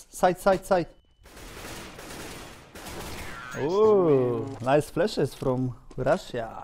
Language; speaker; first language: English; non-native, learner; Polish